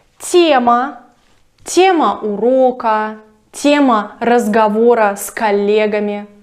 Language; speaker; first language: Russian; native; Russian